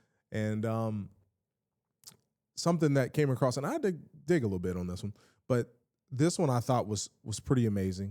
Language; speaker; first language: English; native; English